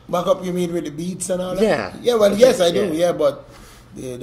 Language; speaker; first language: English; native; English